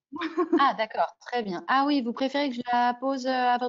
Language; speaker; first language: French; native; French